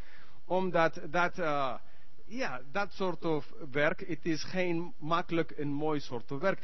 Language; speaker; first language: Dutch; non-native, learner; English